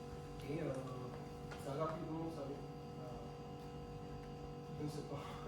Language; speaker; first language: French; non-native, fluent; Arabic